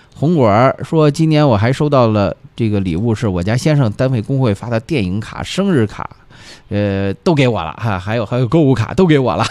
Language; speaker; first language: Chinese; native; Chinese